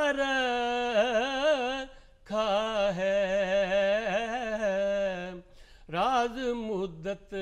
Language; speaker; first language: Hindi; non-native, local second language; Punjabi